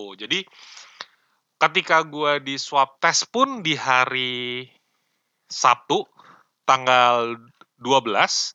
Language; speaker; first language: Indonesian; native; Indonesian